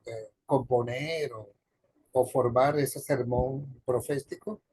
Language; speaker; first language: Spanish; native; Spanish